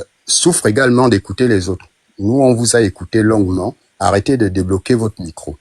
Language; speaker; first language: French; non-native, local second language; Fang